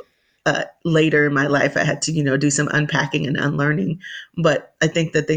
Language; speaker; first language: English; native; English